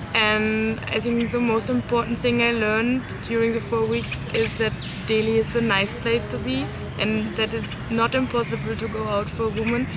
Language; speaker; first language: English; non-native, fluent; German